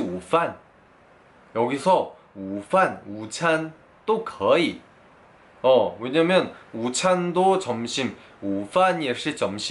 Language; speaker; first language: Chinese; non-native, fluent; Korean